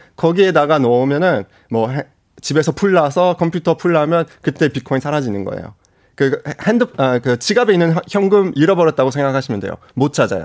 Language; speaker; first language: Korean; non-native, fluent; French